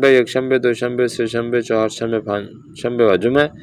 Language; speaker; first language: Persian; non-native, fluent; Urdu